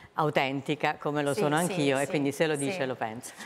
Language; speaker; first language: Italian; native; Italian